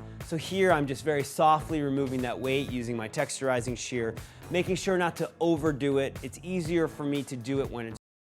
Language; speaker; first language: English; native; English